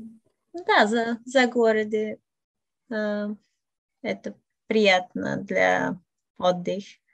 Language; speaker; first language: Russian; non-native, learner; Bulgarian